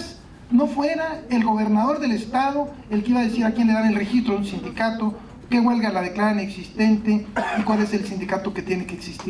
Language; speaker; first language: Spanish; native; Spanish